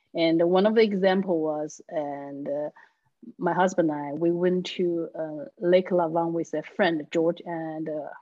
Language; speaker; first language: English; non-native, fluent; Chinese